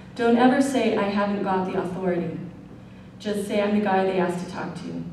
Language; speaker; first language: English; native; English